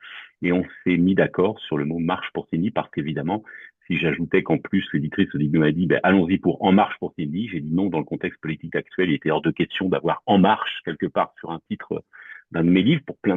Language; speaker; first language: French; native; French